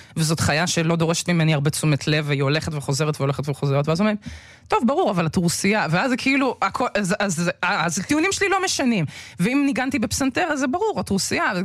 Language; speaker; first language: Hebrew; early bilingual, other home language; Russian